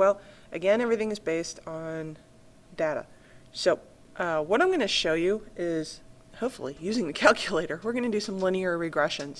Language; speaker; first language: English; native; English